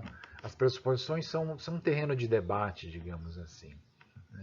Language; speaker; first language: Portuguese; native; Portuguese